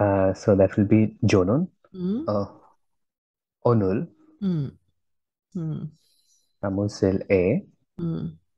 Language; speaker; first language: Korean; non-native, learner; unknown